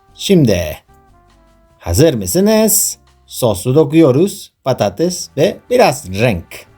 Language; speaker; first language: Turkish; non-native, learner; Spanish